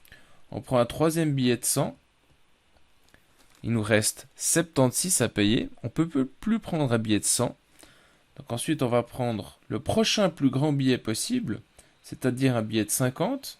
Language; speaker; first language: French; native; French